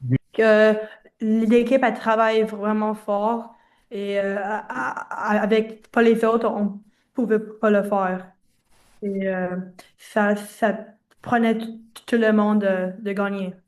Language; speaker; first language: French; non-native, learner; English